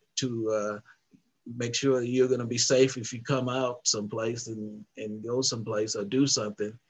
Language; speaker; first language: English; native; English